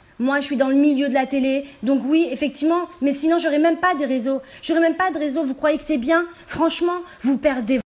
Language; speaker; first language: French; native; French